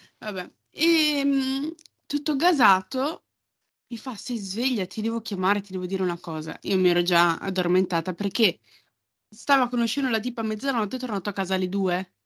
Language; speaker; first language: Italian; early bilingual, other home language; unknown